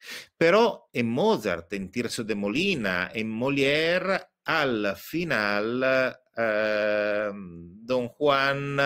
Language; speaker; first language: Spanish; non-native, fluent; Italian